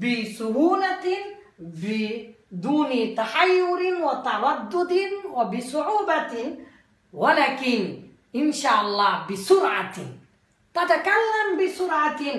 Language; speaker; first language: Arabic; non-native, fluent; Bangla